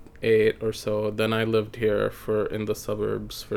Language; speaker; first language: English; native; English